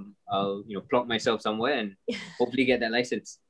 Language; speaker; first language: English; non-native, local second language; Malay